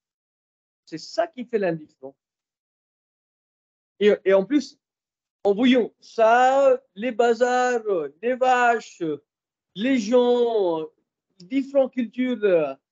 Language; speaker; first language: French; non-native, fluent; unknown